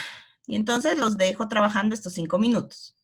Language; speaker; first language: Spanish; native; Spanish